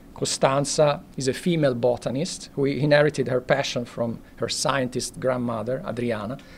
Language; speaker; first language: English; non-native, fluent; Italian